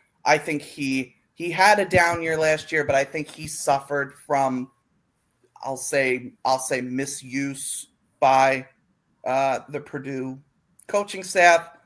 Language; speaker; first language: English; native; English